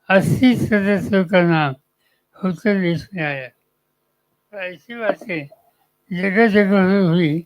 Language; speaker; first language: Hindi; non-native, local second language; Marathi